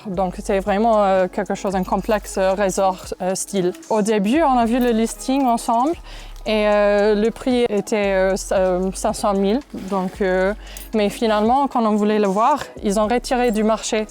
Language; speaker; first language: French; non-native, fluent; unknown